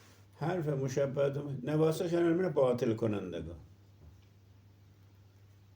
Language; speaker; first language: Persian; non-native, local second language; Azerbaijani